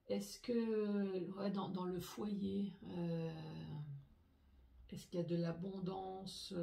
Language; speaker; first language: French; native; French